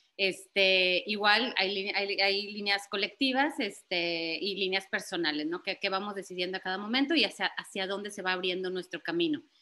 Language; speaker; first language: Spanish; native; Spanish